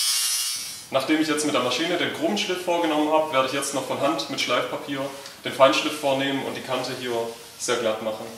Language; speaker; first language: German; native; German